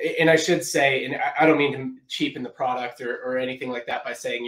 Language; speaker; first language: English; native; English